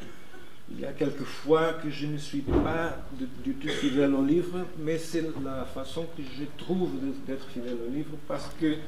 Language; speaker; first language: French; non-native, fluent; Portuguese